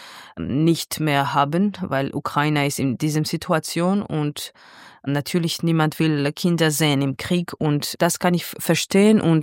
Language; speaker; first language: German; non-native, fluent; Georgian